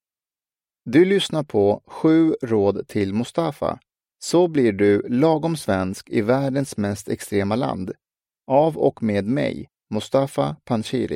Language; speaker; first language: Swedish; early bilingual, other home language; Persian